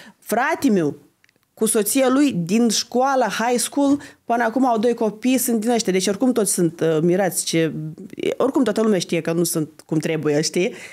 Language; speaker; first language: Romanian; non-native, fluent; Lithuanian